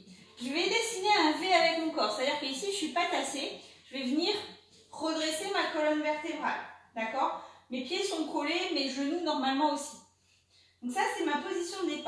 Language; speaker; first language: French; native; French